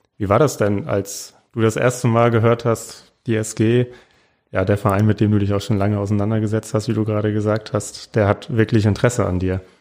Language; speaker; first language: German; native; German